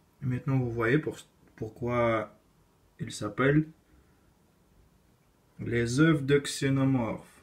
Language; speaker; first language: French; non-native, learner; Russian